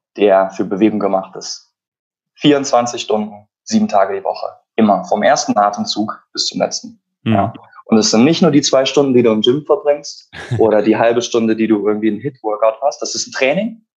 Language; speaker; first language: German; native; German